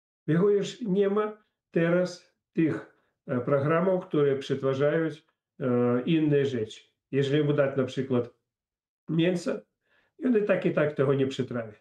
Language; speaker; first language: Polish; non-native, fluent; Russian